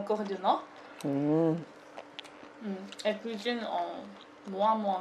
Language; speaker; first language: French; non-native, learner; Korean